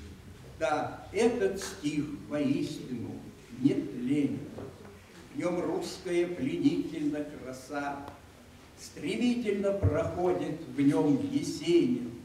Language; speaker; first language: Russian; native; Russian